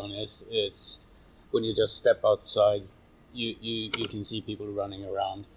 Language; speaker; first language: English; non-native, fluent; Swedish